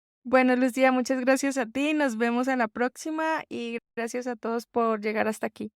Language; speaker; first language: Spanish; native; Spanish